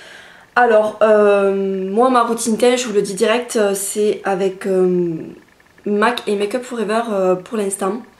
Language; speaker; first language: French; native; French